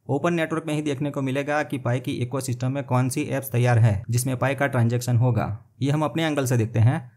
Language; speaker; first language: Hindi; native; Hindi